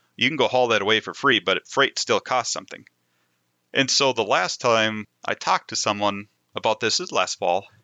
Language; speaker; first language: English; native; English